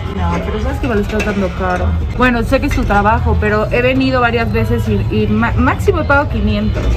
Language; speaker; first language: Spanish; native; Spanish